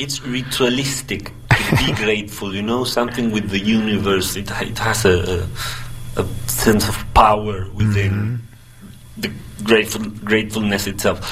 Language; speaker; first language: English; non-native, fluent; Spanish